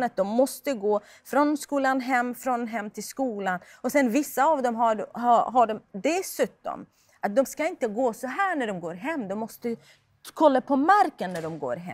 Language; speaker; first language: Swedish; non-native, fluent; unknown